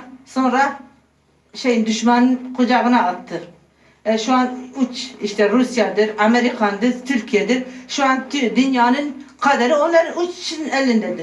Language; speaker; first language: Turkish; non-native, local second language; Kurdish